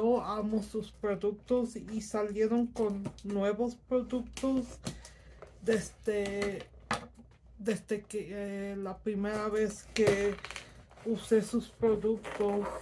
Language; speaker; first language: Spanish; early bilingual, heritage; Spanish